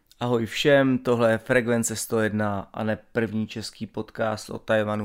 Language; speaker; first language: Czech; native; Czech